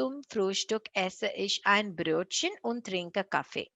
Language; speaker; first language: German; non-native, learner; Tamil